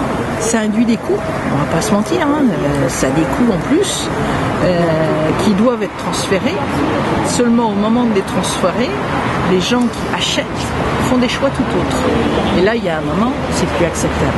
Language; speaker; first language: French; native; French